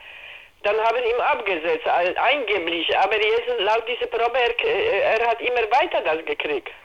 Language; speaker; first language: German; non-native, learner; Polish